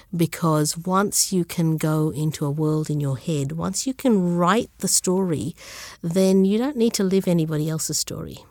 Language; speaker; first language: English; early bilingual, other home language; Sinhala